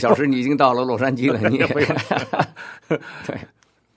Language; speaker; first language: Chinese; native; Chinese